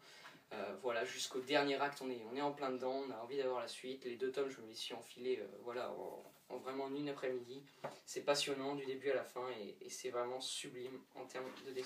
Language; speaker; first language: French; native; French